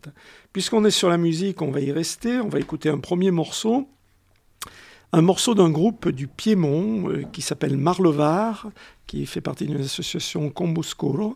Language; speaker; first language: French; native; French